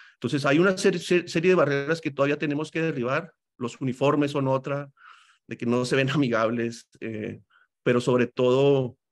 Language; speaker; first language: Spanish; native; Spanish